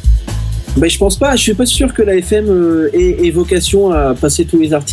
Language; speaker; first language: French; native; French